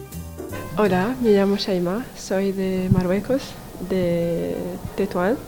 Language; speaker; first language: Spanish; non-native, learner; Arabic